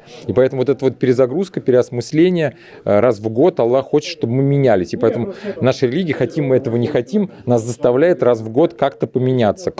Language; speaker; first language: Russian; native; Russian